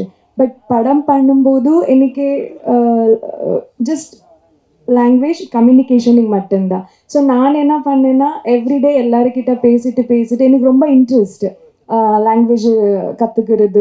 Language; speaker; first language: Tamil; non-native, local second language; Kannada